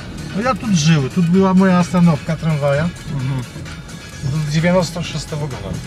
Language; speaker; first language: Russian; non-native, learner; Polish